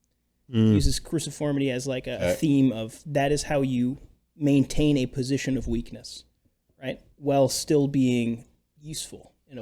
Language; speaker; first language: English; native; English